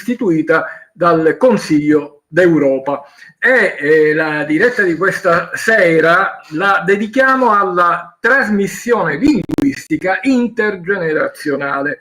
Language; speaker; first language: Italian; native; Italian